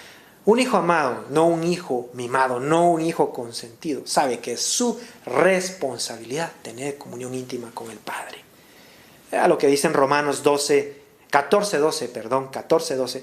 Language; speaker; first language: Spanish; native; Spanish